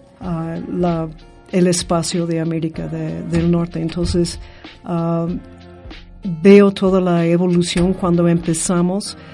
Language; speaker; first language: Spanish; non-native, fluent; English